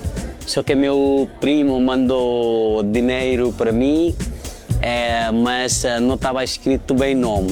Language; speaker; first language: Portuguese; non-native, fluent; Nepali